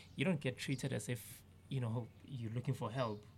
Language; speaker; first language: English; non-native, local second language; Zulu